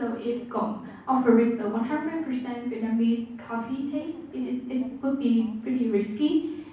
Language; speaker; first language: English; non-native, learner; Vietnamese